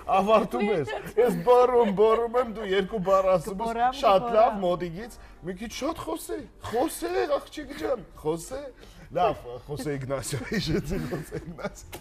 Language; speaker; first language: Armenian; native; Armenian